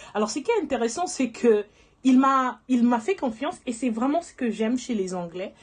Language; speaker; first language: French; non-native, local second language; Lingala